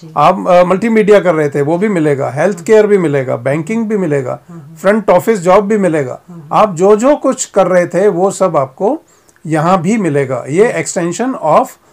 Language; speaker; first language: Hindi; native; Hindi